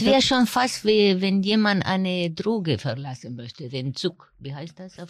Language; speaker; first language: German; non-native, fluent; Spanish